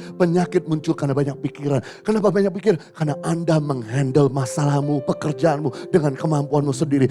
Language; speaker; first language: Indonesian; native; Indonesian